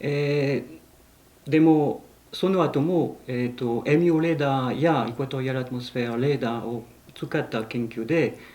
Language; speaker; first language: Japanese; non-native, fluent; French